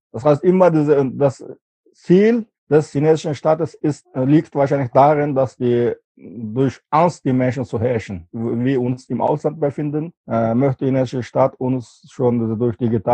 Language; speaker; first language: German; non-native, fluent; Uyghur